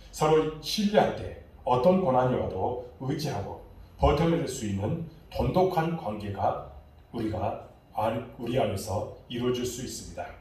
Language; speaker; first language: Korean; native; Korean